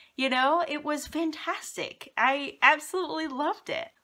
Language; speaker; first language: English; native; English